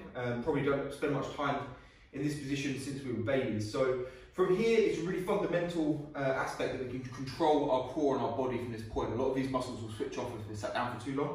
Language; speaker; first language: English; native; English